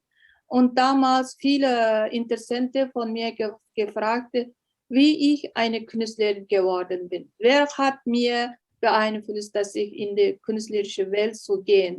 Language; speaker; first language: German; non-native, learner; Uyghur